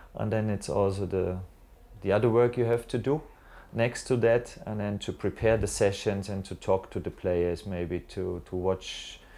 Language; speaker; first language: English; non-native, fluent; German